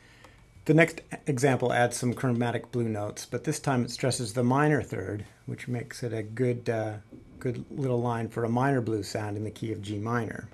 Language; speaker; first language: English; native; English